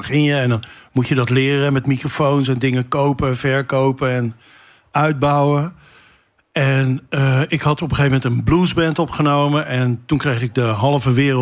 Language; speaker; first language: Dutch; native; Dutch